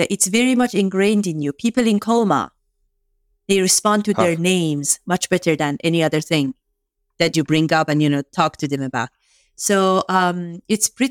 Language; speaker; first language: English; non-native, fluent; Persian